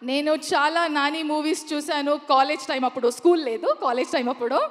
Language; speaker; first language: Telugu; non-native, local second language; Kannada